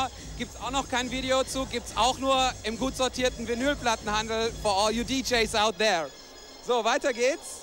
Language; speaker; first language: German; native; German